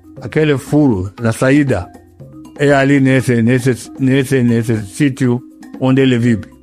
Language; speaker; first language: Portuguese; non-native, local second language; Yao